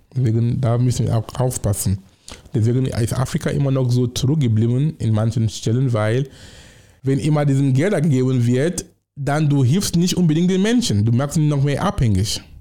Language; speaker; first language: German; non-native, fluent; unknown